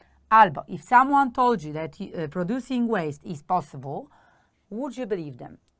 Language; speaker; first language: English; non-native, fluent; Polish